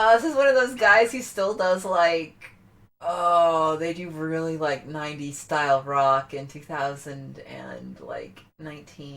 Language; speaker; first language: English; native; English